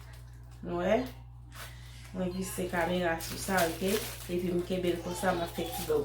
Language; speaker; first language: French; non-native, learner; Haitian Creole